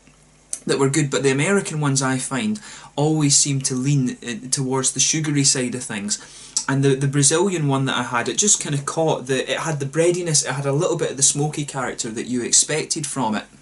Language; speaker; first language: English; native; English